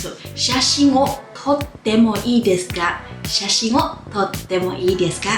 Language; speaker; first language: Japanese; non-native, fluent; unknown